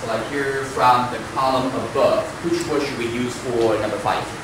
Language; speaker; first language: English; non-native, fluent; Chinese